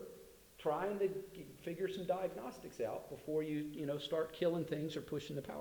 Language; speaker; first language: English; native; English